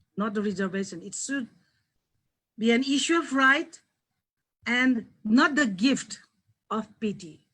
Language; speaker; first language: English; non-native, local second language; Nepali